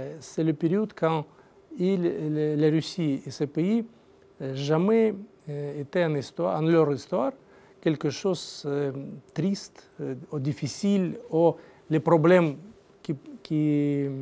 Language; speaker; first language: French; non-native, learner; Russian